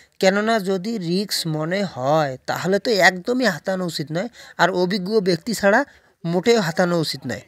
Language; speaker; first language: Bangla; non-native, local second language; Rangpuri